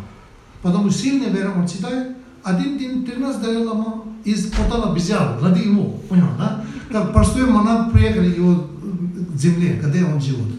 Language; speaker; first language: Russian; non-native, learner; Tibetan